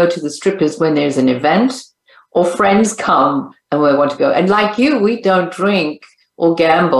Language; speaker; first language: English; native; English